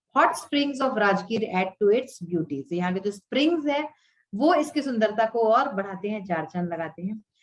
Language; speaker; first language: Hindi; native; Hindi